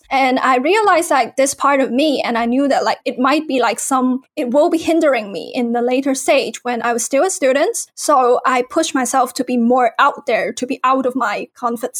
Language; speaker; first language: English; non-native, local second language; Cantonese